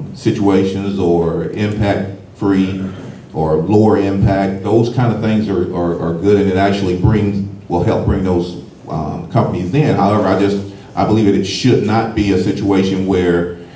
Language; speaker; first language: English; native; English